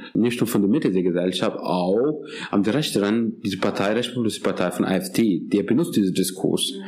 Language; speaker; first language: German; non-native, fluent; Urdu